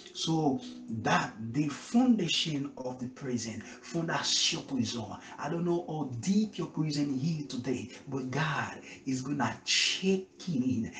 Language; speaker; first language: English; non-native, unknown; Haitian Creole